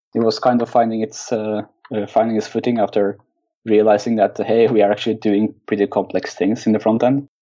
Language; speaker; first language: English; non-native, fluent; Norwegian